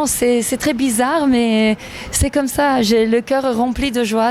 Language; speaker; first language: French; non-native, fluent; Italian